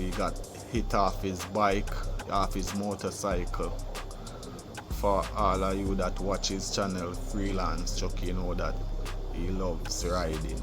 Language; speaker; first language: English; native; English